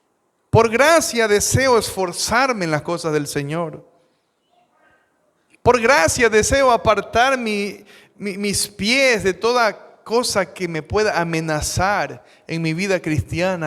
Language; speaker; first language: Spanish; native; Spanish